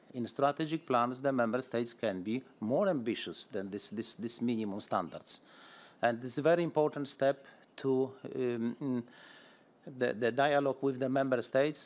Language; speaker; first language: English; non-native, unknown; Polish